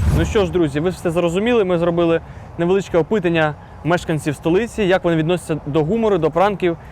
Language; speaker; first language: Ukrainian; non-native, local second language; Russian